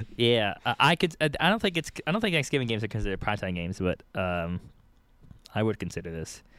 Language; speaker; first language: English; native; English